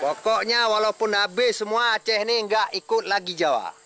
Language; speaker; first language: Indonesian; non-native, local second language; Achinese